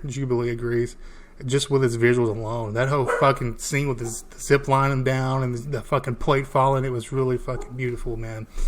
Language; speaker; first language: English; native; English